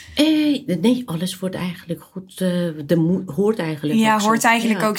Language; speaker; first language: Dutch; non-native, fluent; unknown